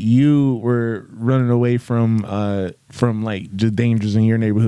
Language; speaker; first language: English; native; English